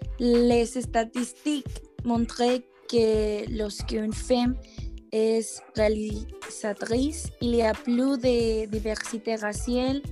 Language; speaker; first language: French; non-native, learner; Spanish